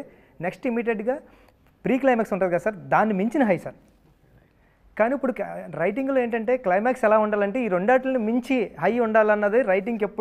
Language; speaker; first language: Telugu; native; Telugu